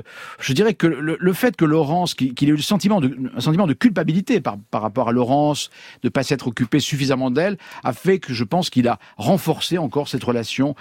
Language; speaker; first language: French; native; French